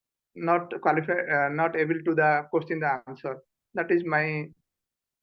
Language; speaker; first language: English; non-native, learner; Odia